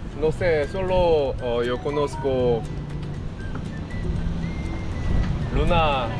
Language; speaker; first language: Spanish; non-native, learner; Korean